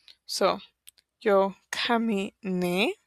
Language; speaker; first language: Spanish; non-native, fluent; English